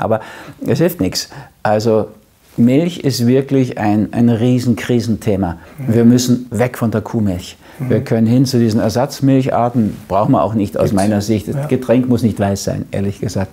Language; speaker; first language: German; native; German